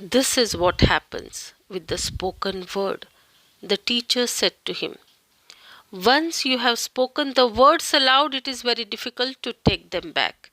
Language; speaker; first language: English; non-native, local second language; Marathi